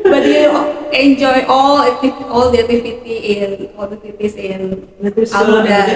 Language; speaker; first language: English; non-native, learner; Indonesian